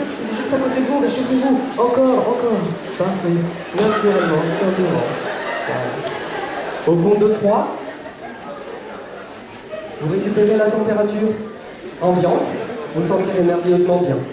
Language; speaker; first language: French; native; French